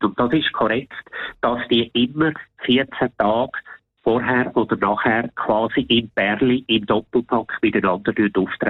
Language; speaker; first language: German; native; German